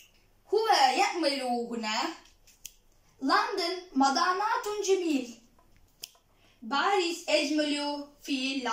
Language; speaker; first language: Arabic; non-native, learner; Turkish